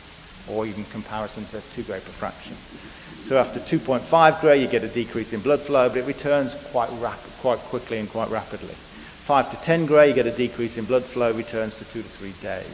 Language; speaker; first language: English; native; English